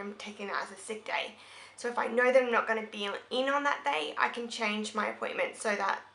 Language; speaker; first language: English; native; English